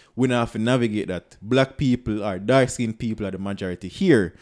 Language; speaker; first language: English; non-native, local second language; Jamaican Creole English